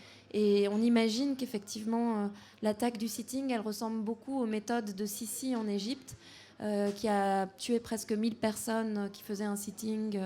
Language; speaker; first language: French; native; French